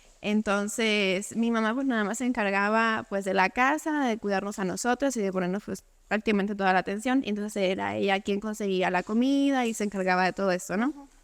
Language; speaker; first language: Spanish; native; Spanish